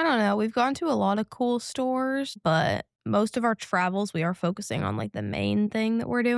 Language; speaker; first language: English; native; English